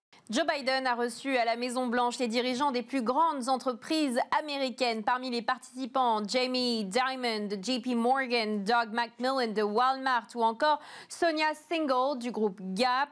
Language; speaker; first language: French; native; French